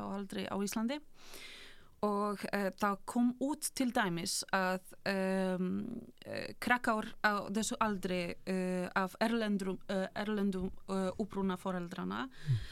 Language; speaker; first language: Icelandic; non-native, fluent; Polish